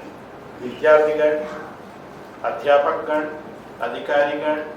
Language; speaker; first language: Hindi; non-native, local second language; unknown